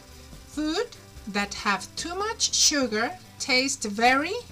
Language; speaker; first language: English; non-native, fluent; Spanish